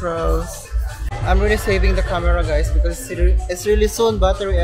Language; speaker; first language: English; non-native, local second language; Filipino